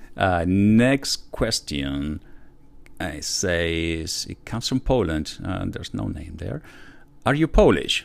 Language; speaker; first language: English; non-native, fluent; Spanish